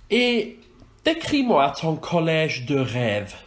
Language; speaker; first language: French; non-native, fluent; Welsh